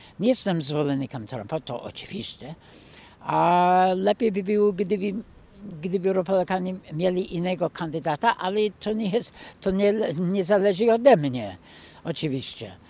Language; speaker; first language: Polish; non-native, fluent; English